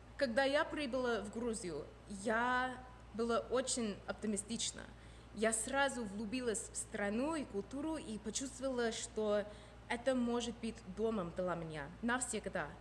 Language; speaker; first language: Russian; non-native, fluent; English